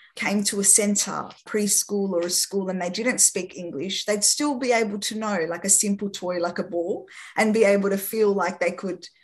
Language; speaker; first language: English; non-native, local second language; French